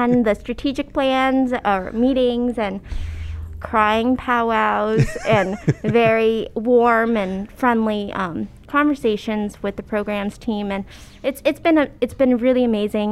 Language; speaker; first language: English; early bilingual, other home language; Cantonese